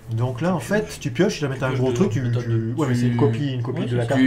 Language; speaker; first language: French; native; French